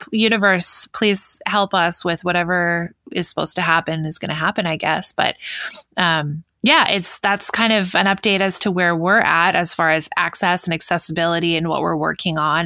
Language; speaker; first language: English; native; English